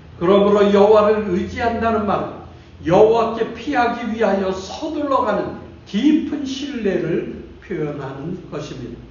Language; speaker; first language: Korean; native; Korean